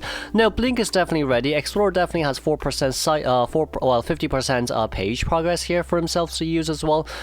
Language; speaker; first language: English; non-native, fluent; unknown